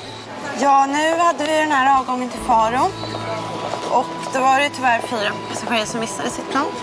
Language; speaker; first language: Swedish; native; Swedish